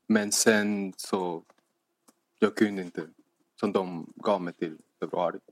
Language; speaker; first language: Swedish; non-native, fluent; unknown